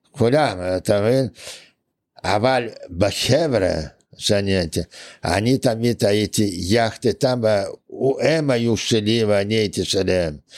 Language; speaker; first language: Hebrew; non-native, fluent; Russian